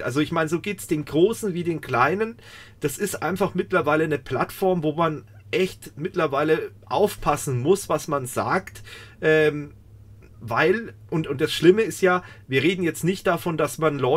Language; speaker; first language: German; native; German